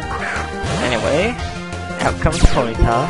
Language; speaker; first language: English; native; English